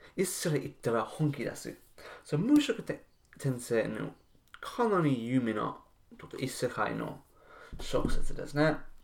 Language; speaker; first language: Japanese; non-native, learner; English